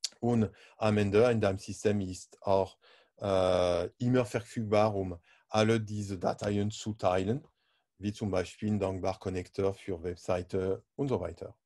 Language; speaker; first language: German; non-native, learner; French